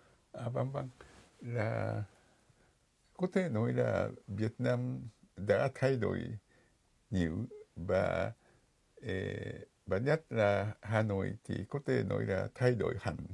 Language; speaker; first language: Vietnamese; non-native, fluent; Japanese